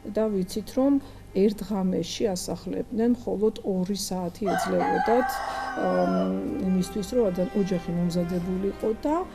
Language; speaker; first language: Georgian; native; Georgian